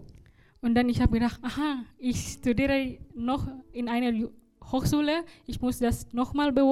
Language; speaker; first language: German; non-native, learner; Indonesian